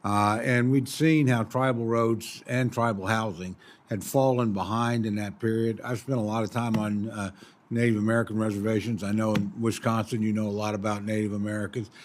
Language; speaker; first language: English; native; English